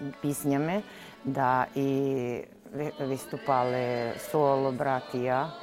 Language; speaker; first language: Ukrainian; early bilingual, heritage; Ukrainian